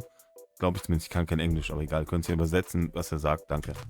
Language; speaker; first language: German; native; German